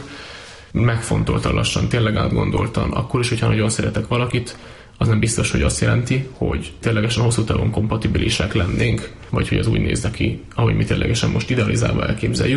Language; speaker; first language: Hungarian; native; Hungarian